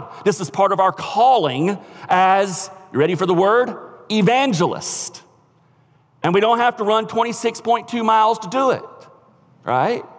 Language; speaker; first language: English; native; English